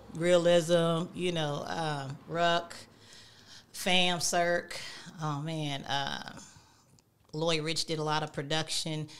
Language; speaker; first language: English; native; English